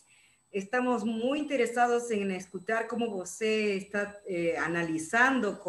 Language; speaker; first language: Portuguese; non-native, learner; Spanish